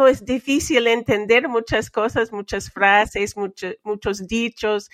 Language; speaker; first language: Spanish; non-native, fluent; English